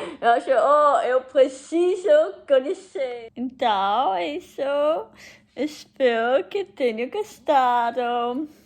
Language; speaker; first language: Portuguese; non-native, learner; German